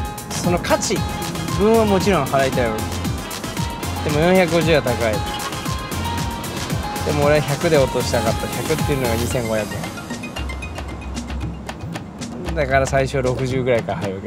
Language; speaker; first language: Japanese; native; Japanese